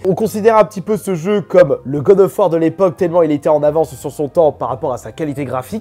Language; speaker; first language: French; native; French